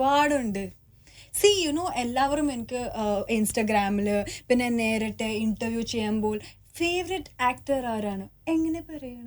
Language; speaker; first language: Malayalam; early bilingual, heritage; Malayalam